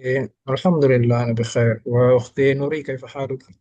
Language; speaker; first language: Arabic; non-native, fluent; Malay